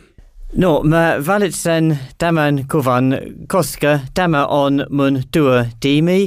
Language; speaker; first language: Finnish; non-native, learner; English